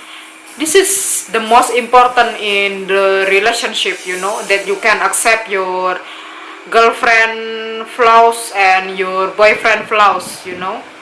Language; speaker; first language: English; non-native, local second language; Indonesian